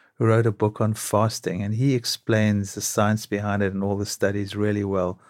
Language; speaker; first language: English; native; English